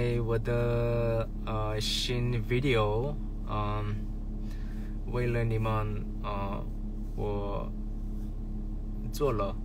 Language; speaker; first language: Chinese; non-native, learner; Korean